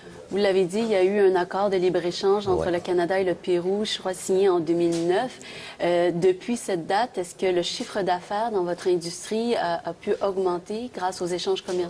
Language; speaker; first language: French; native; French